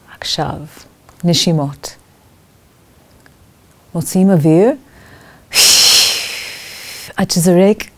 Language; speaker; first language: Hebrew; non-native, fluent; English